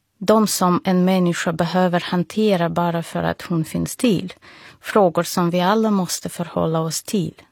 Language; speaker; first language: Swedish; non-native, fluent; Russian